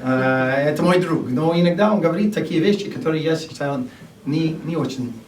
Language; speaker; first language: Russian; non-native, fluent; English